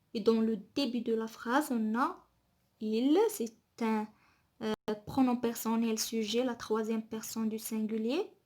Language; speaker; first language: French; non-native, local second language; Arabic